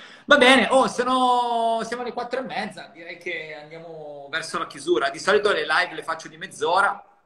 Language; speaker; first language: Italian; native; Italian